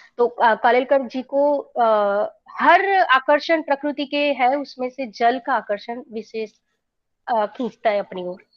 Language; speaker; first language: Hindi; non-native, local second language; Gujarati